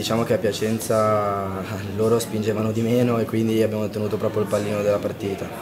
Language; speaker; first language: Italian; native; Italian